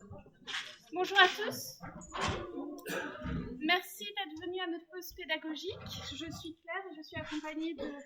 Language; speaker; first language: French; native; French